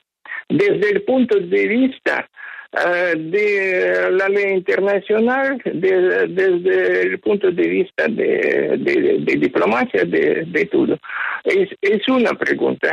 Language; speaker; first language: Spanish; non-native, fluent; Ukrainian